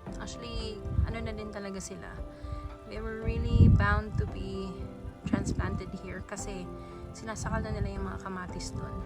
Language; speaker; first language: Filipino; non-native, local second language; Cebuano